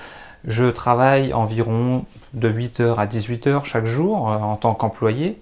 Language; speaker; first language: French; native; French